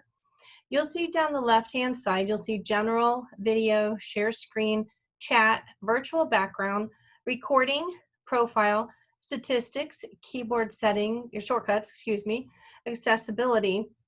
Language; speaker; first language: English; native; English